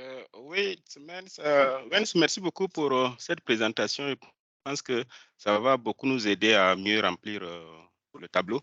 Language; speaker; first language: French; non-native, local second language; Malagasy